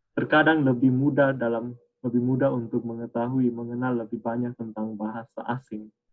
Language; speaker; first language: Indonesian; native; Indonesian